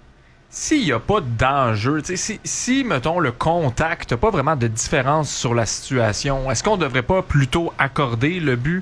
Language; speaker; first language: French; native; French